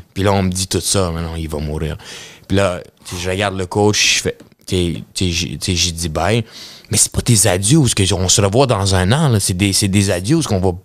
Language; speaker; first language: French; early bilingual, other home language; Russian